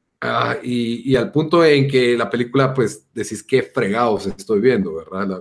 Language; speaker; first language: Spanish; native; Spanish